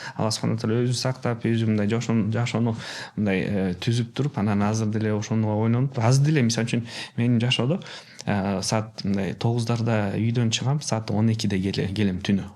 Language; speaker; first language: Kyrgyz; non-native, local second language; Russian